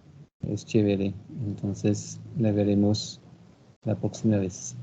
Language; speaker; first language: Spanish; non-native, fluent; French